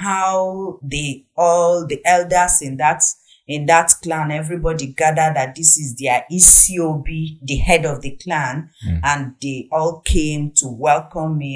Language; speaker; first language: English; non-native, local second language; Igbo